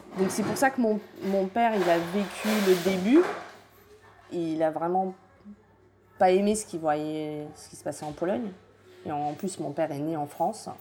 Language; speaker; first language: French; early bilingual, other home language; Polish